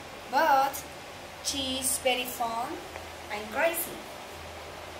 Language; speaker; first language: English; non-native, learner; Spanish